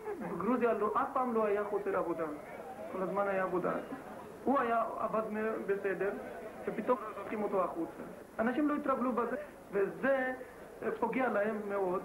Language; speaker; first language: Hebrew; non-native, fluent; Georgian